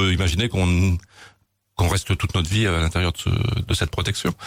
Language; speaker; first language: French; native; French